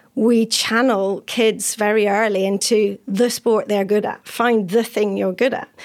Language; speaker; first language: English; native; English